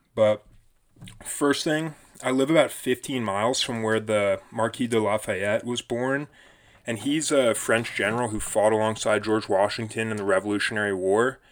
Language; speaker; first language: English; native; English